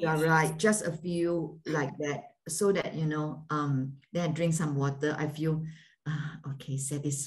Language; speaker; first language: English; non-native, fluent; Malay